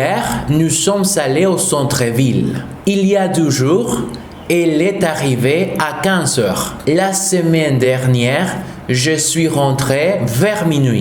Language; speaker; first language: French; non-native, fluent; Spanish